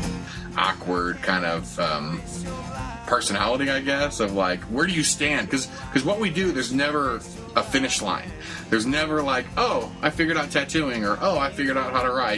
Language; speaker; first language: English; native; English